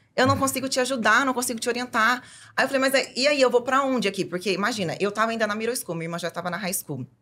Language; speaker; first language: Portuguese; native; Portuguese